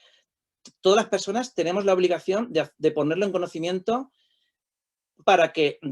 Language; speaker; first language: Spanish; native; Spanish